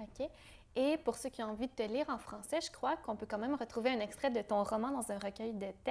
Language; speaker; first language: French; native; French